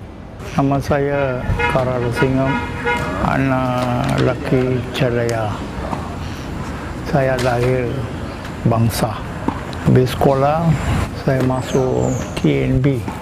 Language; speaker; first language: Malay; non-native, local second language; Tamil